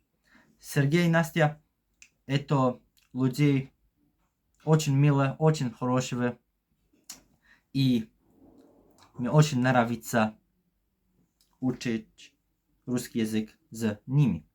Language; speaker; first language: Russian; non-native, learner; Polish